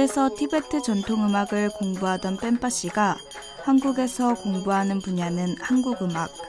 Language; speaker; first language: Korean; native; Korean